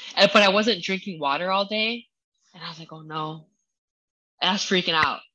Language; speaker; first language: English; early bilingual, other home language; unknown